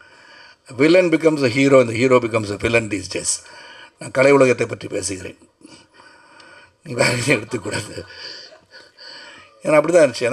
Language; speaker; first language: Tamil; native; Tamil